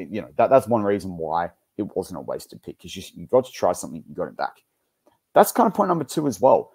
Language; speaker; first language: English; native; English